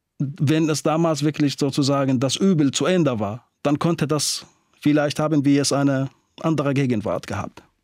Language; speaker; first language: German; non-native, fluent; Arabic